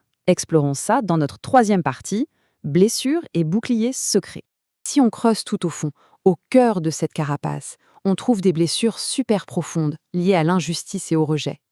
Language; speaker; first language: French; native; French